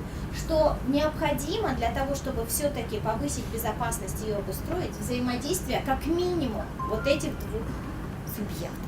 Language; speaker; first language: Russian; native; Russian